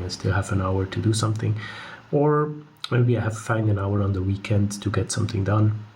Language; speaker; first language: English; non-native, fluent; German